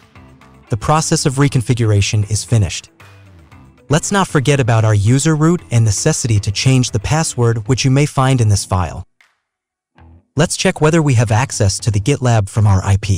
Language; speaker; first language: English; non-native, fluent; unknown